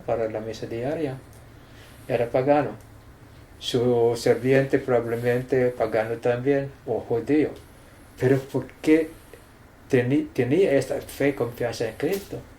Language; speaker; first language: Spanish; non-native, fluent; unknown